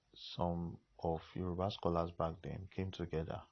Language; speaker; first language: English; non-native, local second language; Yoruba